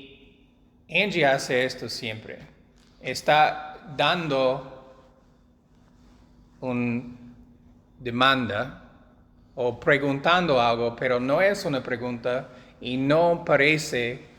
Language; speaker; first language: Spanish; non-native, fluent; English